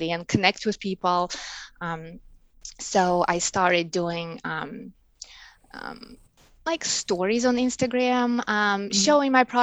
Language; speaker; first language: English; non-native, fluent; Russian